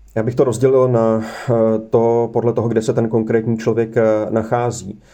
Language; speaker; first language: Czech; native; Czech